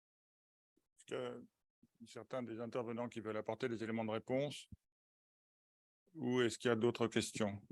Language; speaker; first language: French; native; French